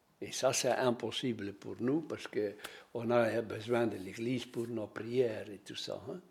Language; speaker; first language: French; non-native, local second language; Dutch